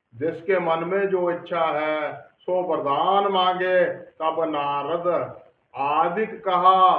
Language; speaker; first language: Hindi; non-native, local second language; Punjabi